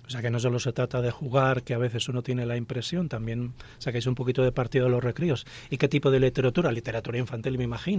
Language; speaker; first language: Spanish; native; Spanish